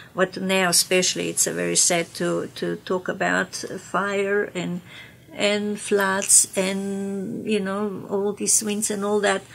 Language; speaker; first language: English; non-native, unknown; Slovenian